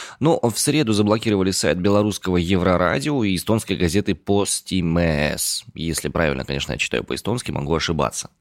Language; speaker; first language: Russian; native; Russian